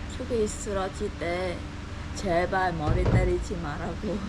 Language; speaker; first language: Korean; non-native, fluent; Vietnamese